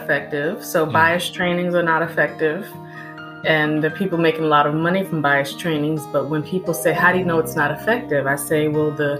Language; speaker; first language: English; native; English